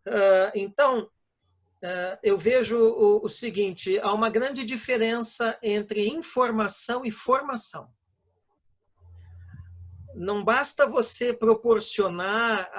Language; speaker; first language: Portuguese; native; Portuguese